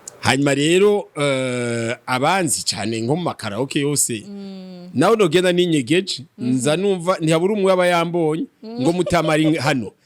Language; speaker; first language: Rundi; native; Rundi